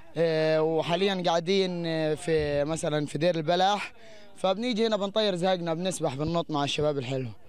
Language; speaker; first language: Arabic; native; Arabic